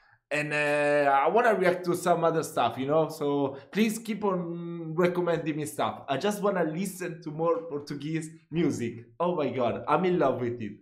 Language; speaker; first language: English; non-native, fluent; Italian